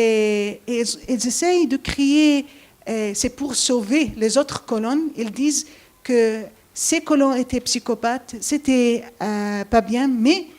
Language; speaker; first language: French; non-native, fluent; Arabic